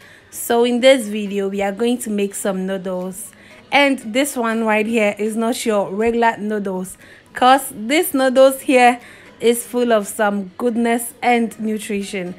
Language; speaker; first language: English; non-native, local second language; Akan